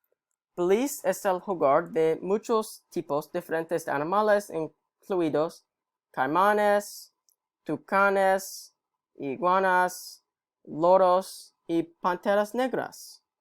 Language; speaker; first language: Spanish; non-native, learner; English